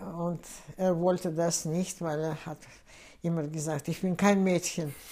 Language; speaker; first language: German; non-native, fluent; Russian